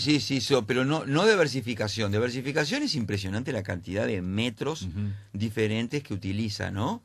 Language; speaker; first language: Spanish; native; Spanish